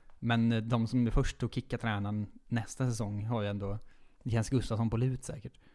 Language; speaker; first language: Swedish; native; Swedish